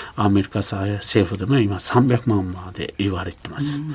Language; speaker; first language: Japanese; non-native, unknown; Uyghur